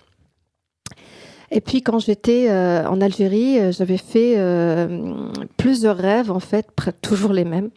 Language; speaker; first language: French; non-native, local second language; Arabic